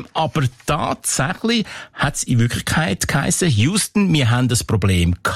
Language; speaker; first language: German; native; German